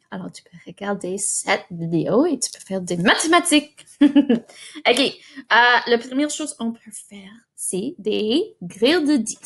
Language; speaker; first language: French; non-native, fluent; English